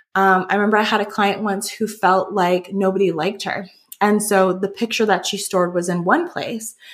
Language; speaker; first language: English; native; English